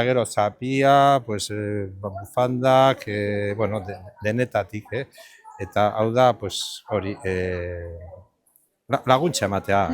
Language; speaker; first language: Basque; non-native, learner; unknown